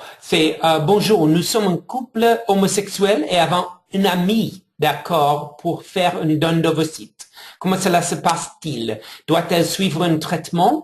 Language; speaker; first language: French; non-native, fluent; English